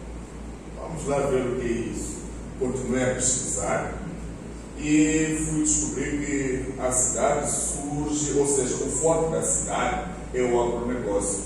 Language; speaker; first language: Portuguese; non-native, local second language; Tsonga